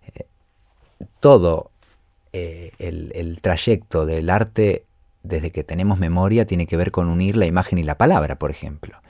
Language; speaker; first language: Spanish; native; Spanish